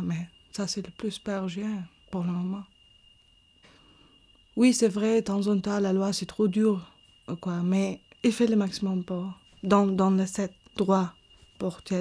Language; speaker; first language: French; non-native, learner; Arabic